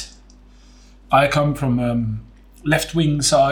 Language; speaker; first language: English; non-native, fluent; Greek